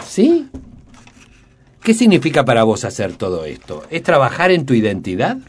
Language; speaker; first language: Spanish; native; Spanish